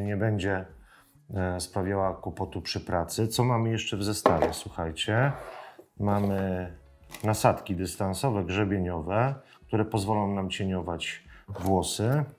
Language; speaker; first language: Polish; native; Polish